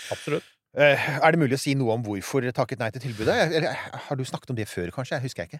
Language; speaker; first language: Norwegian; early bilingual, other home language; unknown